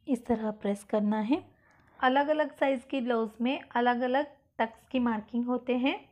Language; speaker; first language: Hindi; non-native, local second language; Kannada